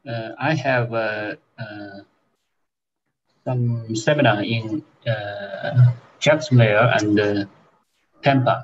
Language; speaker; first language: English; non-native, fluent; Chinese